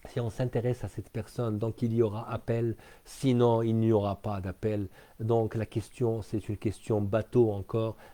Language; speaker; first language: French; non-native, local second language; Arabic